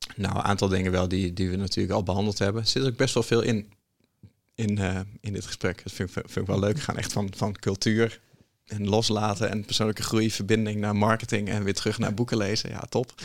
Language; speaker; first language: Dutch; native; Dutch